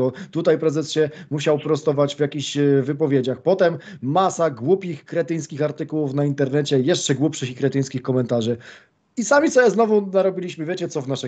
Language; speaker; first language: Polish; native; Polish